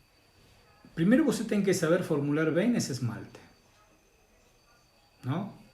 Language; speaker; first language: Portuguese; non-native, learner; Spanish